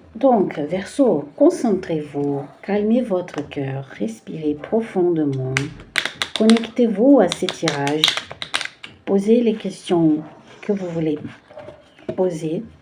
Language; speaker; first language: French; non-native, fluent; Portuguese